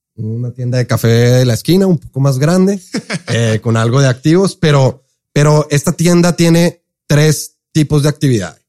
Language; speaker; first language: Spanish; native; Spanish